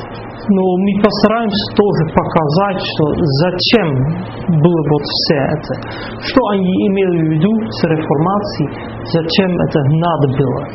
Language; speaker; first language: Russian; non-native, fluent; Dutch